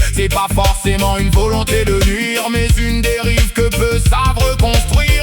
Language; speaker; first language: French; native; French